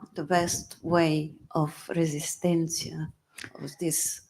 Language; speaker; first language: English; non-native, fluent; Slovenian